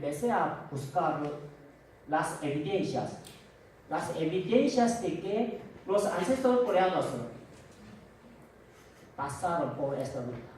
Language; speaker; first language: Spanish; non-native, fluent; Korean